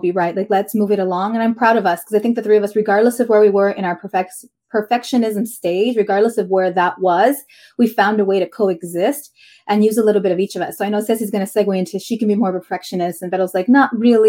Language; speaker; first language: English; native; English